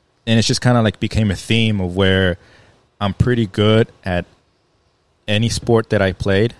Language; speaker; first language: English; native; English